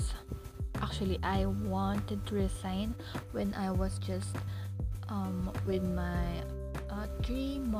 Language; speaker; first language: English; non-native, local second language; Filipino